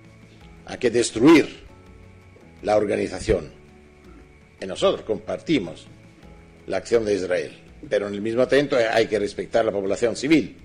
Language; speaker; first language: Spanish; non-native, fluent; Italian